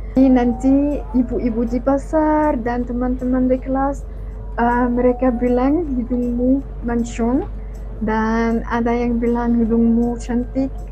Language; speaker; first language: Indonesian; non-native, fluent; Arabic